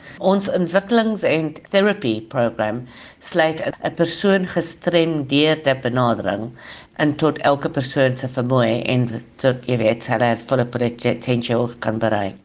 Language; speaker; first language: Afrikaans; non-native, local second language; English